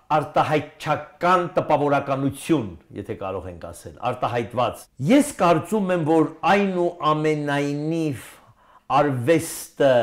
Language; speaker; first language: Armenian; native; Armenian